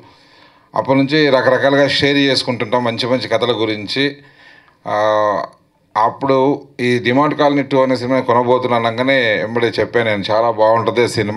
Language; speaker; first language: Telugu; native; Telugu